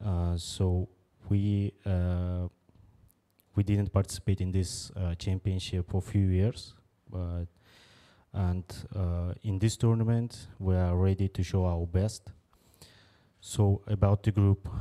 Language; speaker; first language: English; non-native, fluent; Uzbek